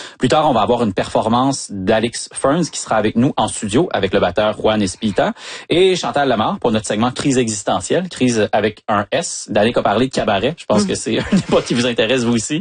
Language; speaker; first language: French; native; French